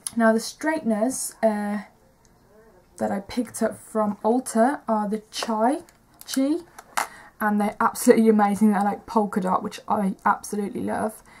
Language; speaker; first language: English; native; English